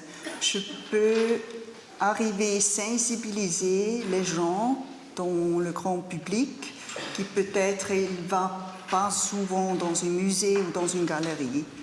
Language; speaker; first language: French; non-native, learner; German